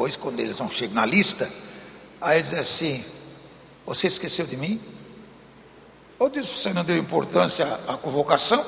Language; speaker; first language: Portuguese; native; Portuguese